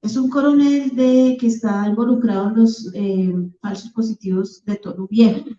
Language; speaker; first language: Spanish; native; Spanish